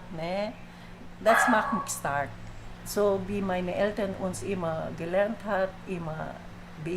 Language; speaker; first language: German; non-native, fluent; Filipino